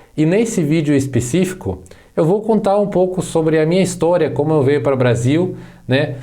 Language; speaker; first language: Portuguese; non-native, fluent; Russian